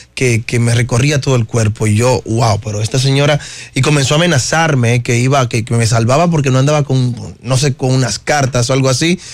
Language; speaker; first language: Spanish; native; Spanish